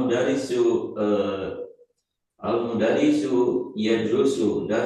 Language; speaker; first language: Arabic; non-native, learner; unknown